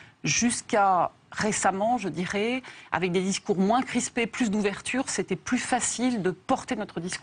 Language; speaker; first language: French; native; French